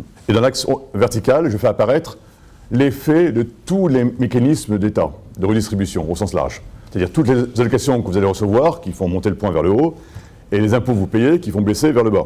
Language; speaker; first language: French; native; French